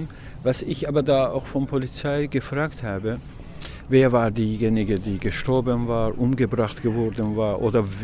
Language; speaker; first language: German; non-native, learner; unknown